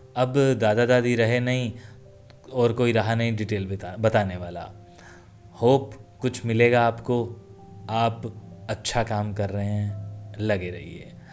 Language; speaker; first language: Hindi; native; Hindi